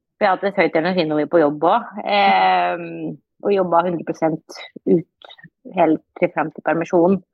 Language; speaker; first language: Norwegian; early bilingual, other home language; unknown